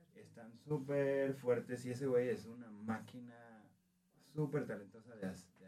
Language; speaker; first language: Spanish; native; Spanish